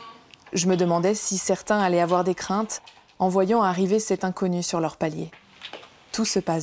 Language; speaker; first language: French; native; French